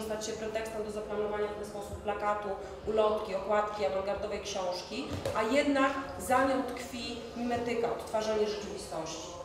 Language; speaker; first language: Polish; native; Polish